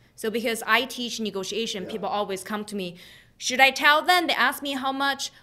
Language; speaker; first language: English; non-native, fluent; Chinese